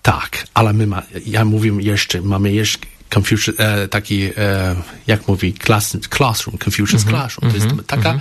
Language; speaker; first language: Polish; non-native, learner; Chinese